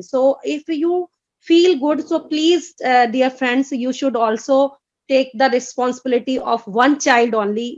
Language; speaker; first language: English; non-native, fluent; Hindi